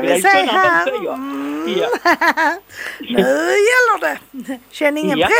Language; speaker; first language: Swedish; native; Swedish